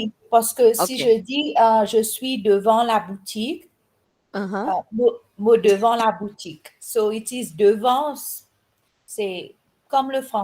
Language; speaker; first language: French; non-native, learner; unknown